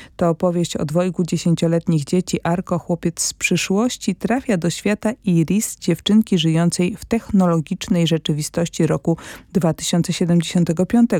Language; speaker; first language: Polish; native; Polish